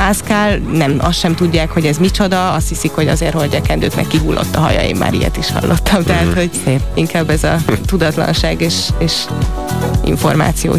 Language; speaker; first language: Hungarian; native; Hungarian